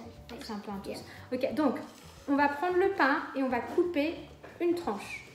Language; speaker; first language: French; native; French